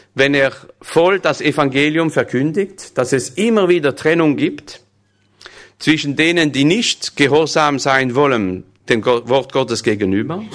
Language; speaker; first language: German; non-native, fluent; French